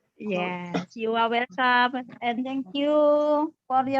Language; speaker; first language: English; non-native, learner; Indonesian